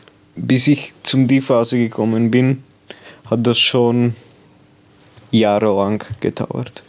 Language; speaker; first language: German; non-native, local second language; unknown